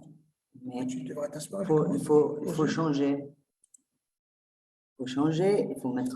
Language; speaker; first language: French; non-native, fluent; Italian